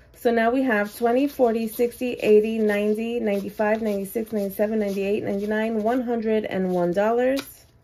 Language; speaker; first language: English; native; English